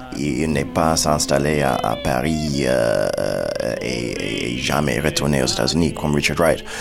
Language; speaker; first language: French; non-native, fluent; English